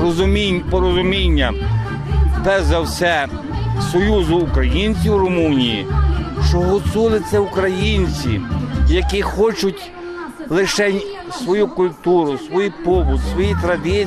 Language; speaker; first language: Ukrainian; native; Ukrainian